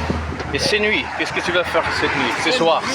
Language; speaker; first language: French; non-native, learner; Portuguese